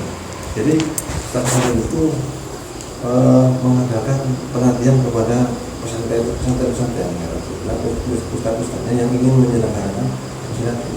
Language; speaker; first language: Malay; non-native, local second language; Javanese